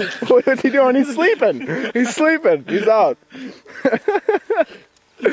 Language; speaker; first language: English; native; English